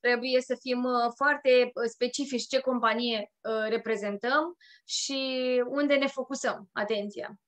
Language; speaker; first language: Romanian; native; Romanian